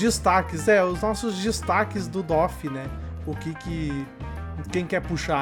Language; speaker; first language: Portuguese; native; Portuguese